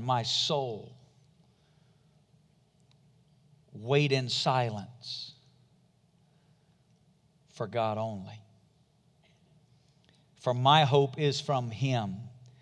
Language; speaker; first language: English; native; English